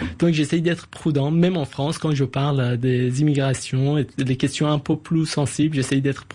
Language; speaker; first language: French; non-native, fluent; Persian